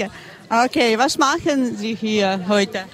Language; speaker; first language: German; non-native, learner; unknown